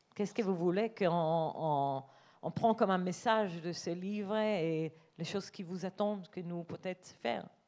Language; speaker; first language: French; non-native, learner; Hebrew